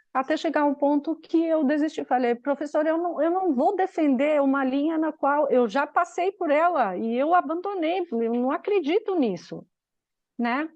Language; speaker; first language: Portuguese; non-native, fluent; Albanian